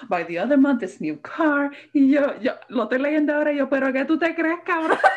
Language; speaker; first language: Spanish; early bilingual, heritage; Spanish